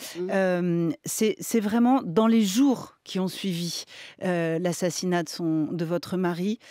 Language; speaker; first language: French; native; French